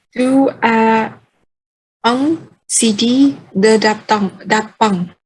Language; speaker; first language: French; non-native, learner; Vietnamese